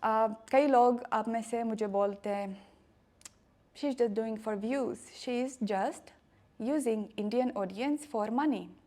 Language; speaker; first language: Hindi; non-native, learner; Russian